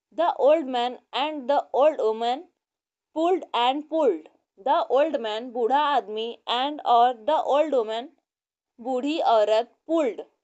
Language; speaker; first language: Hindi; native; Hindi